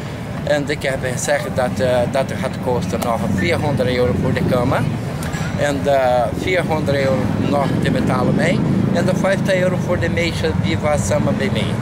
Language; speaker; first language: Dutch; non-native, learner; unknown